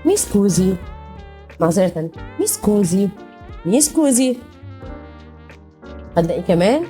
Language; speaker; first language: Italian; non-native, learner; Arabic